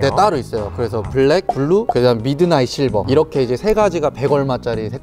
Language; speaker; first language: Korean; native; Korean